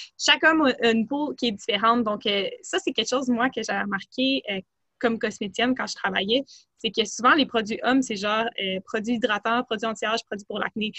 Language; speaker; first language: French; native; French